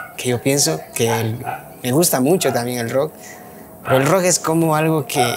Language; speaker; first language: Spanish; native; Spanish